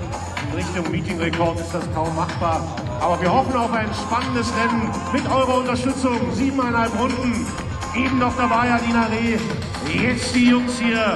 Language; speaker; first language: German; native; German